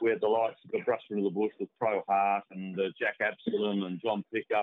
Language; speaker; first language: English; native; English